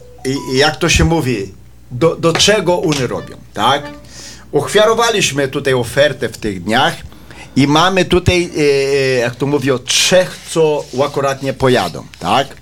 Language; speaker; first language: Polish; early bilingual, heritage; Polish